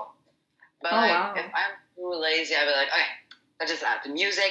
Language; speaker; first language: English; non-native, fluent; Arabic